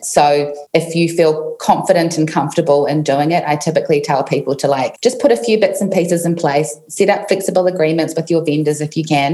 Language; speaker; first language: English; native; English